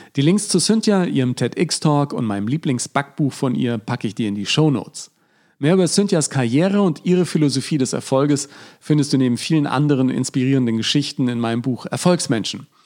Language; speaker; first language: German; native; German